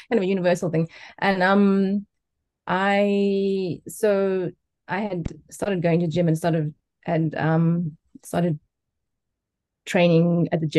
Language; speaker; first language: English; native; English